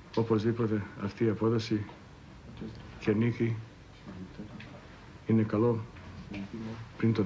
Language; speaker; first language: Greek; non-native, learner; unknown